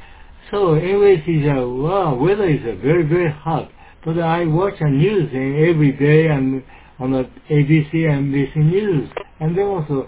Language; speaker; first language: English; non-native, learner; Japanese